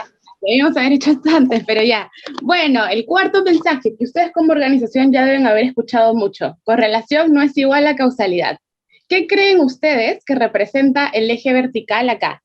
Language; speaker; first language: Spanish; native; Spanish